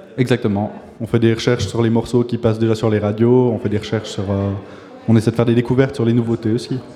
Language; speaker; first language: French; native; French